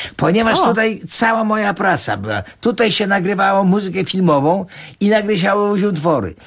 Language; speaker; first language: Polish; native; Polish